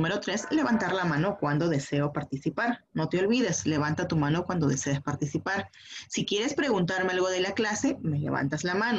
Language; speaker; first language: Spanish; native; Spanish